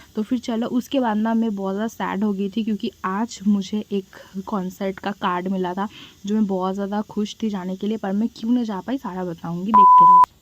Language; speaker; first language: Hindi; non-native, local second language; Bangla